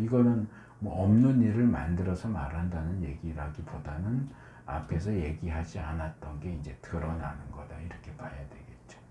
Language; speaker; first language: Korean; native; Korean